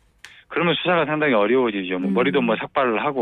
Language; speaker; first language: Korean; native; Korean